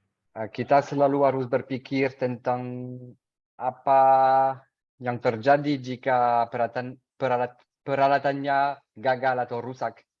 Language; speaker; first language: Indonesian; non-native, fluent; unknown